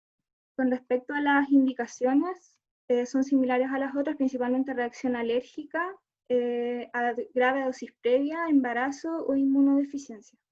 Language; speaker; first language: Spanish; native; Spanish